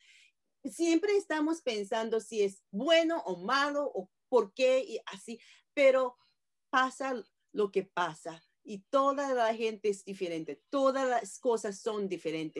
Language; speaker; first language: Spanish; non-native, fluent; Japanese